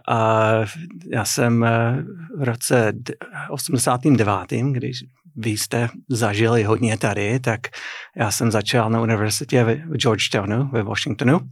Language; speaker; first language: Czech; non-native, fluent; English